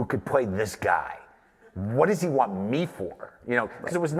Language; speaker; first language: English; native; English